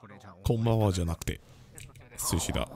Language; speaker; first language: Japanese; non-native, learner; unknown